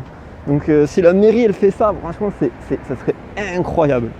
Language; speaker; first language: French; native; French